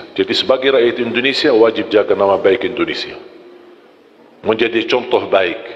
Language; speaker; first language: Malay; non-native, fluent; Arabic